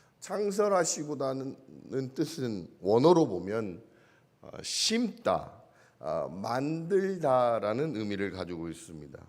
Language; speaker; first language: Korean; native; Korean